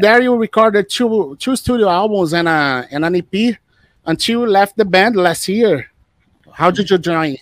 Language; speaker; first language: English; non-native, fluent; Portuguese